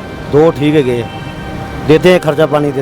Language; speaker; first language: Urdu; non-native, local second language; Punjabi